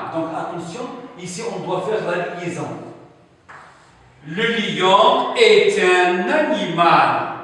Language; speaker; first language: French; non-native, local second language; Arabic